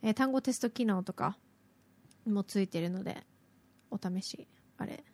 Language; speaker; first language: Japanese; native; Japanese